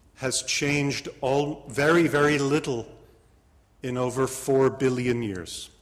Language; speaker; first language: English; native; English